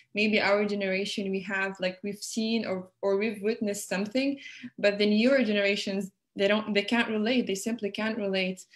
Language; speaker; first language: English; non-native, fluent; Arabic